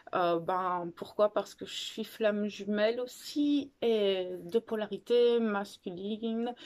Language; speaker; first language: French; native; French